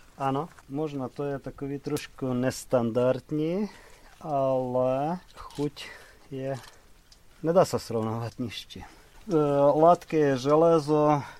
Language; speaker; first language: Czech; non-native, fluent; Rusyn